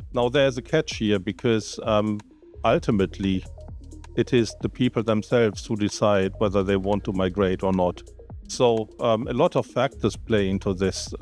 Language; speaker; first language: English; non-native, fluent; German